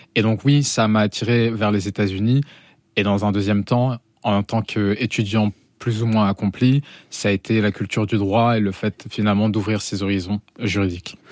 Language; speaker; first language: French; native; French